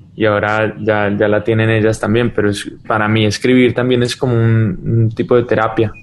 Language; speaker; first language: Spanish; early bilingual, heritage; Spanish